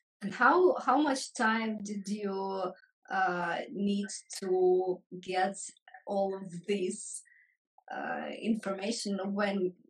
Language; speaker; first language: English; non-native, fluent; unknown